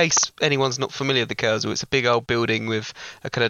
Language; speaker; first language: English; native; English